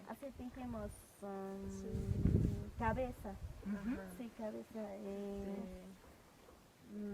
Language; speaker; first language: Spanish; non-native, local second language; Quechua